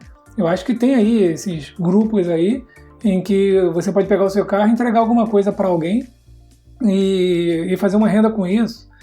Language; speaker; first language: Portuguese; native; Portuguese